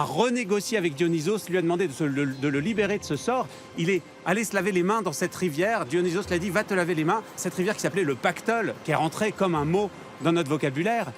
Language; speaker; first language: French; native; French